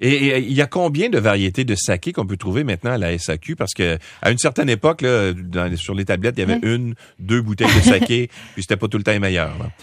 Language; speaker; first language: French; native; French